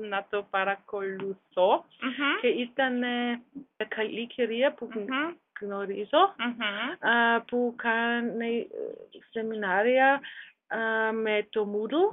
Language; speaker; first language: Greek; non-native, learner; German